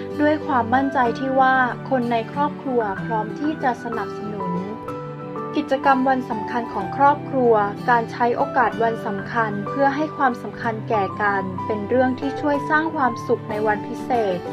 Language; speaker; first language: Thai; native; Thai